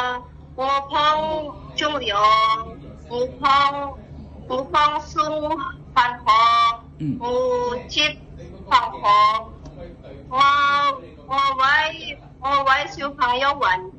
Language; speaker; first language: Cantonese; non-native, learner; Indonesian